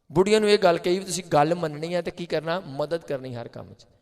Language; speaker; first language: Urdu; non-native, local second language; Punjabi